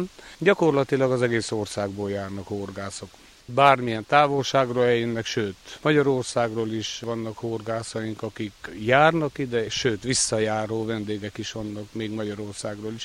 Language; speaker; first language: Hungarian; native; Hungarian